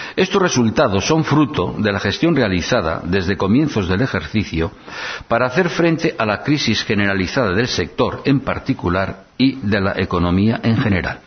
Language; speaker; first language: Spanish; non-native, local second language; Basque